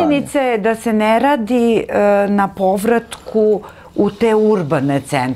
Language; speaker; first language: Serbian; native; Serbian